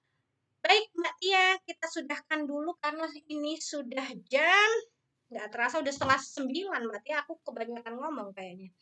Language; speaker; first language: Indonesian; native; Indonesian